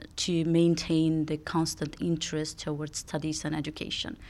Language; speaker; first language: English; non-native, fluent; Georgian